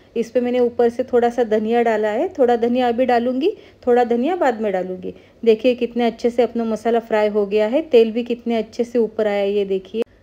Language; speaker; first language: Hindi; non-native, local second language; Marathi